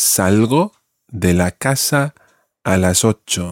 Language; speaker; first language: Spanish; non-native, fluent; English